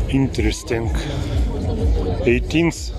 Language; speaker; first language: English; non-native, learner; Russian